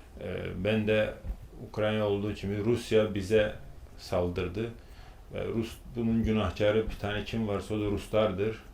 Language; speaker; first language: Turkish; non-native, fluent; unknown